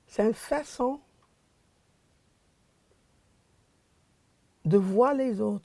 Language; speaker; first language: French; non-native, fluent; English